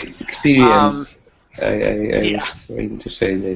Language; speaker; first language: English; non-native, learner; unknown